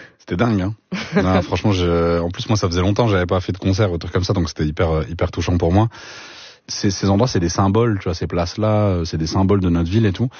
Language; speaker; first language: French; native; French